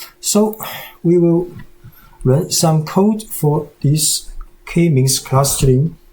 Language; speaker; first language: English; non-native, fluent; Chinese